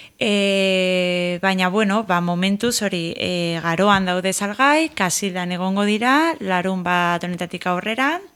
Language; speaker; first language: Basque; non-native, local second language; Spanish